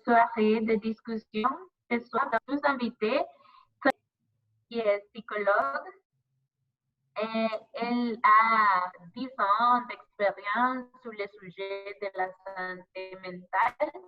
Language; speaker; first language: French; non-native, learner; Spanish